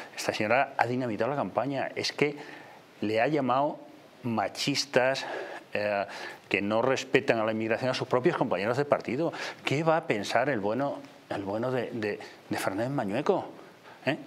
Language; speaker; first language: Spanish; native; Spanish